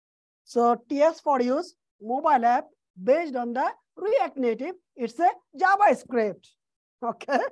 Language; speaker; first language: English; non-native, fluent; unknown